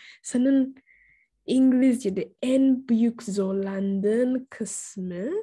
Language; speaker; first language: Turkish; non-native, fluent; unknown